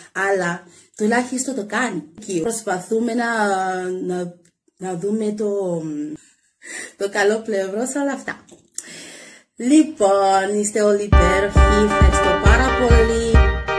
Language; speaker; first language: Greek; non-native, learner; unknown